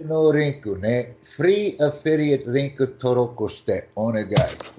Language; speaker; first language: Japanese; non-native, learner; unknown